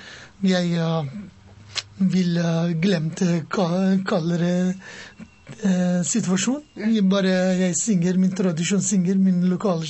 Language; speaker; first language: Norwegian; non-native, learner; Persian